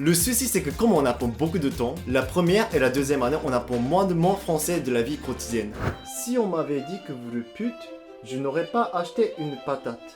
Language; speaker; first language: French; non-native, fluent; Japanese